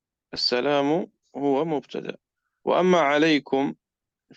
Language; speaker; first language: Arabic; non-native, fluent; Urdu